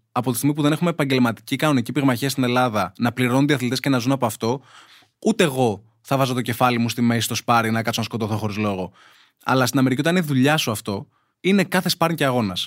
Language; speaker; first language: Greek; native; Greek